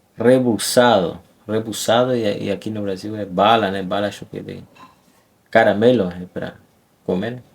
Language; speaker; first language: Portuguese; non-native, fluent; Spanish